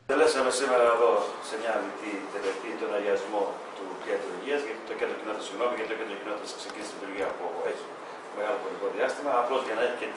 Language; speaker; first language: Greek; native; Greek